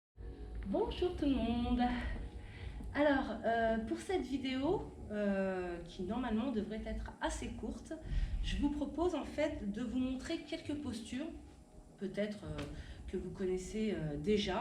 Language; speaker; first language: French; native; French